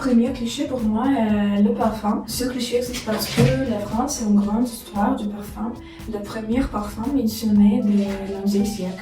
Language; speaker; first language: French; non-native, learner; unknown